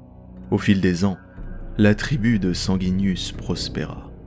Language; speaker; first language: French; native; French